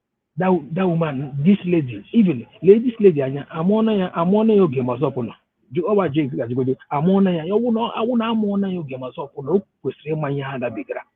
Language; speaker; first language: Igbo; native; Igbo